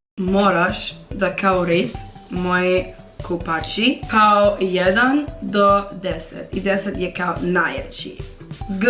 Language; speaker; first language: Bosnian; non-native, learner; English